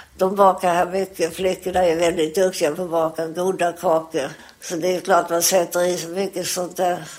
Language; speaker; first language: Swedish; native; Swedish